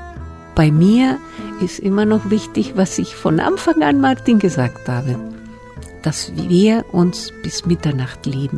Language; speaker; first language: German; non-native, fluent; Spanish